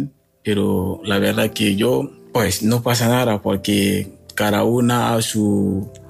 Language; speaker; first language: Spanish; non-native, fluent; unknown